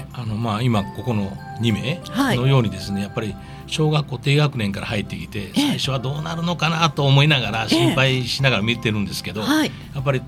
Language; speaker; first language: Japanese; native; Japanese